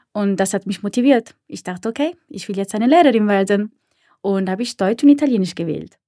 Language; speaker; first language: German; non-native, fluent; Italian